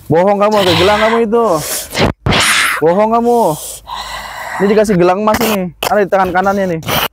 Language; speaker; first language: Indonesian; non-native, local second language; Sundanese